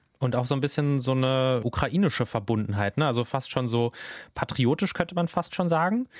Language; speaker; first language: German; native; German